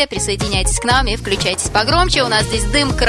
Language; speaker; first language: Russian; native; Russian